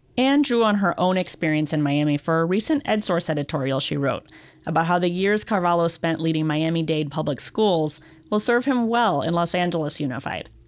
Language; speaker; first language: English; native; English